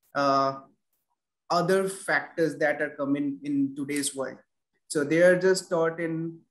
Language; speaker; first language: English; non-native, local second language; Bangla